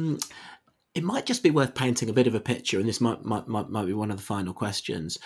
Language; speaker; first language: English; native; English